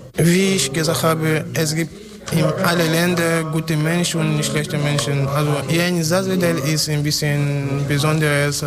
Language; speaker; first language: German; non-native, learner; French